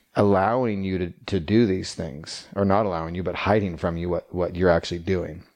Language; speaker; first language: English; native; English